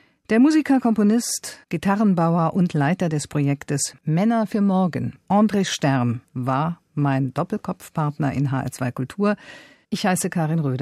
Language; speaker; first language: German; native; German